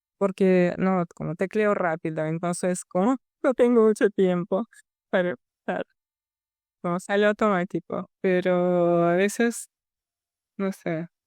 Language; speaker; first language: Spanish; non-native, fluent; Russian